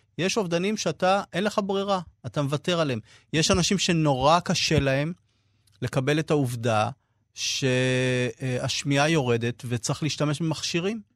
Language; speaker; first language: Hebrew; native; Hebrew